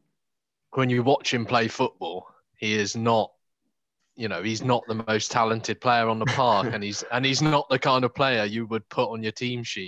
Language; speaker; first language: English; native; English